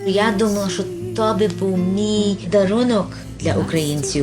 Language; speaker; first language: Ukrainian; early bilingual, heritage; Ukrainian